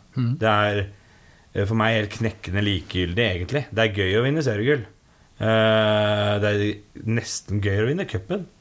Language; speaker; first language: Norwegian; native; Norwegian